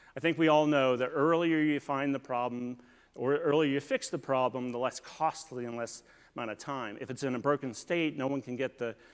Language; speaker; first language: English; native; English